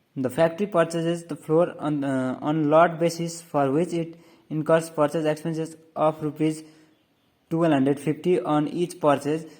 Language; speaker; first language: English; non-native, local second language; Nepali